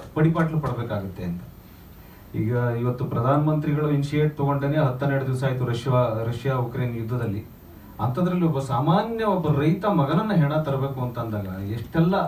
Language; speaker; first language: Kannada; native; Kannada